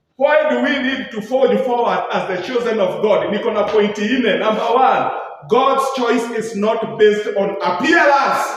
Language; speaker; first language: English; non-native, local second language; Swahili